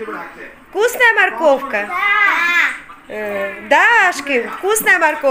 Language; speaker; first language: Russian; native; Russian